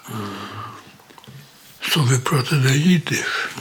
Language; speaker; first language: Swedish; non-native, learner; Polish